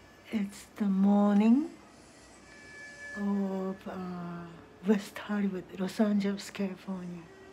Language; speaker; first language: English; non-native, fluent; Japanese